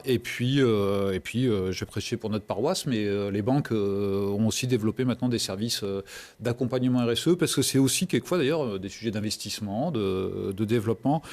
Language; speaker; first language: French; native; French